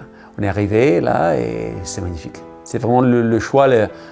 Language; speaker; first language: French; non-native, learner; Italian